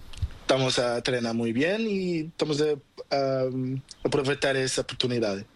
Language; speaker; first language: Spanish; non-native, learner; Portuguese